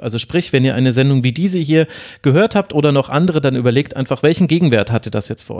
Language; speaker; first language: German; native; German